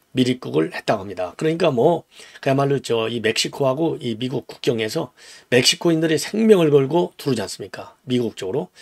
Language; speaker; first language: Korean; native; Korean